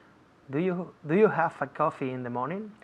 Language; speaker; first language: English; non-native, learner; Spanish